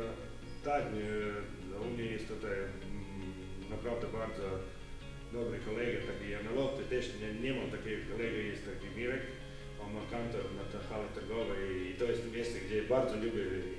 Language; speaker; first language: Polish; non-native, learner; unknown